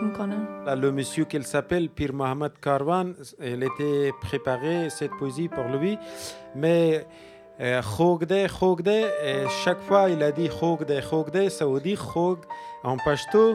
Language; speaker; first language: French; non-native, learner; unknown